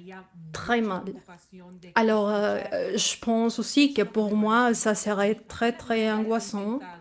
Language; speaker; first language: French; non-native, fluent; Spanish